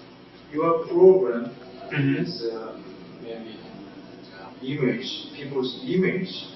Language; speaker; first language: English; non-native, learner; Japanese